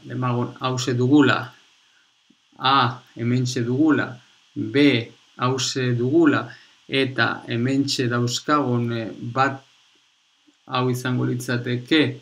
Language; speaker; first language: Basque; non-native, local second language; Spanish